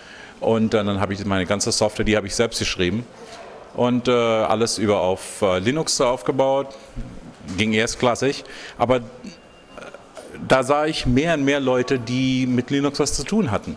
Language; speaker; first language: German; non-native, fluent; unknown